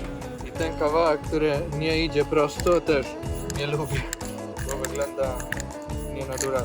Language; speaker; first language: Polish; non-native, learner; Spanish